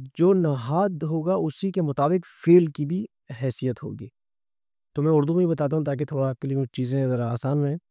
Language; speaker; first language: Urdu; native; Urdu